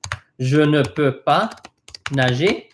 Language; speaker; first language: French; non-native, fluent; English